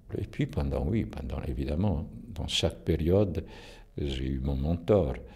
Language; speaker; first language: French; non-native, local second language; Italian